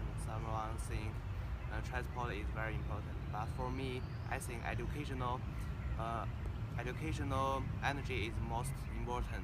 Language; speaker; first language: English; non-native, learner; Chinese